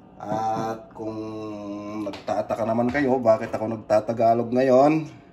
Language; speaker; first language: Filipino; non-native, local second language; Iloko